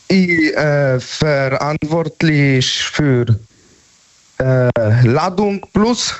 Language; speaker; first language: German; non-native, learner; Polish